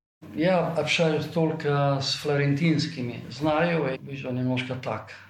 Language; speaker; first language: Russian; non-native, fluent; Italian